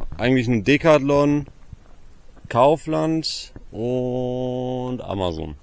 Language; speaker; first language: German; native; German